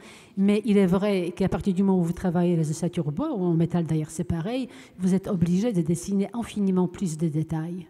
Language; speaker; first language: French; non-native, fluent; Polish